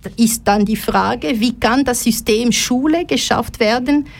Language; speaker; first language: German; non-native, fluent; Lingala